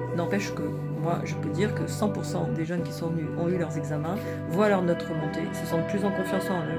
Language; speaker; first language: French; native; French